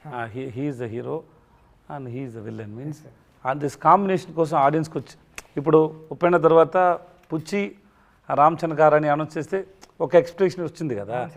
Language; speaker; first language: Telugu; non-native, local second language; Tamil